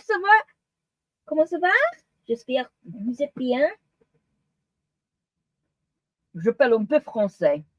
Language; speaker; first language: French; non-native, learner; English